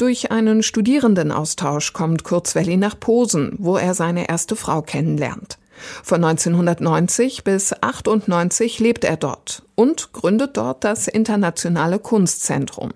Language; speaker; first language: German; native; German